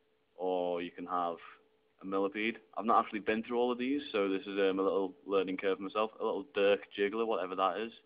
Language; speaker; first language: English; native; English